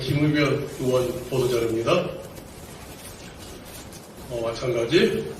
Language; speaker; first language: Korean; native; Korean